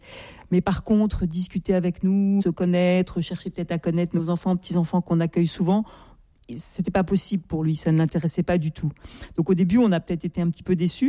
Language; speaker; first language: French; native; French